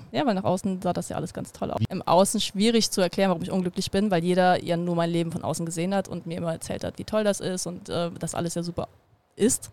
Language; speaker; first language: German; early bilingual, other home language; Russian